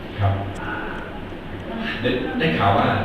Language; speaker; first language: Thai; native; Thai